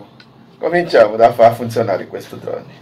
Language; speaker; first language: Italian; non-native, learner; Portuguese